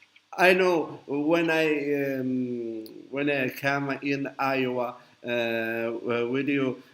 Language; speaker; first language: English; non-native, learner; Italian